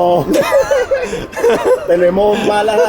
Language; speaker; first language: Spanish; native; Spanish